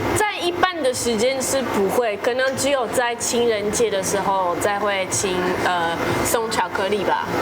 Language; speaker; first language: Chinese; non-native, fluent; French